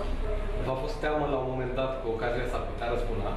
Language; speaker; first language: Romanian; native; Romanian